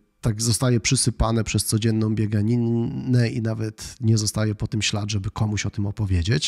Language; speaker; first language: Polish; native; Polish